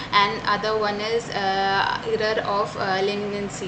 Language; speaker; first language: English; non-native, local second language; Malayalam